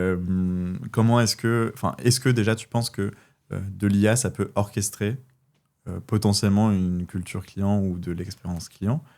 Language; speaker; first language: French; native; French